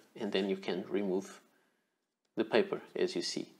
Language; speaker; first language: English; non-native, fluent; Portuguese